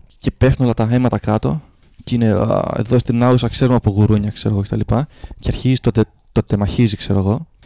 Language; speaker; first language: Greek; native; Greek